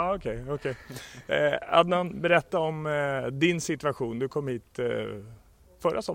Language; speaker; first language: Swedish; native; Swedish